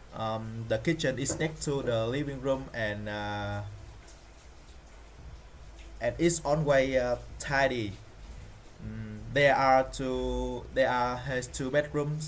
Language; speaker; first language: English; non-native, learner; Vietnamese